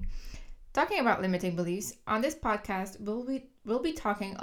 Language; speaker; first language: English; non-native, fluent; Dutch